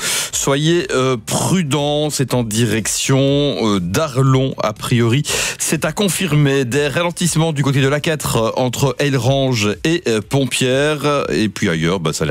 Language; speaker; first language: French; native; French